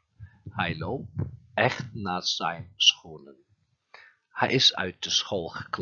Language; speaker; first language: Dutch; non-native, fluent; Turkish